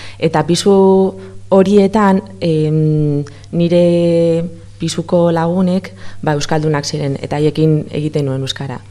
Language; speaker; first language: Basque; non-native, local second language; Spanish